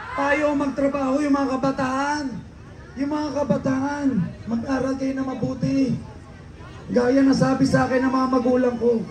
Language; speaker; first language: Filipino; native; Filipino